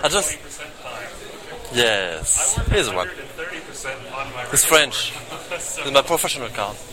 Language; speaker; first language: English; non-native, learner; French